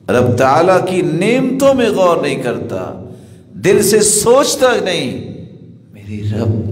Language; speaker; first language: Urdu; non-native, local second language; Punjabi